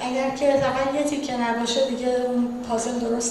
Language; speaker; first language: Persian; native; Persian